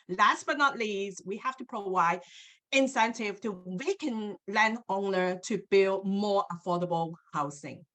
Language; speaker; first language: English; non-native, local second language; Cantonese